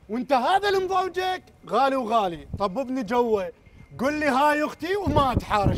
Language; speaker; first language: Arabic; native; Arabic